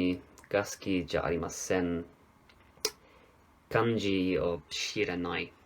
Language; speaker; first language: Japanese; non-native, learner; English